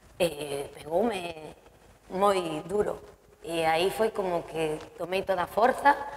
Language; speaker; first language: Galician; native; Galician